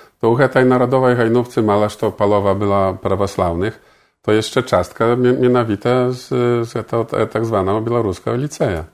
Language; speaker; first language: Polish; non-native, local second language; Belarusian